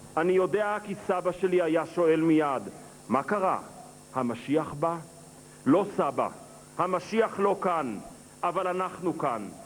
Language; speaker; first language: Hebrew; native; Hebrew